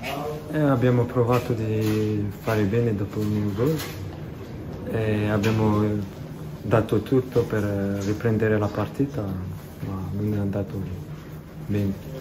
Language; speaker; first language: Italian; non-native, fluent; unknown